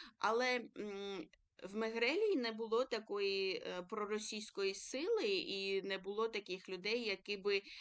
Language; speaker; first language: Ukrainian; early bilingual, other home language; Georgian